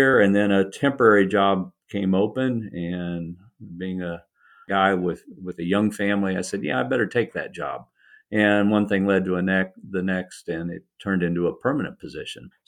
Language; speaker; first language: English; native; English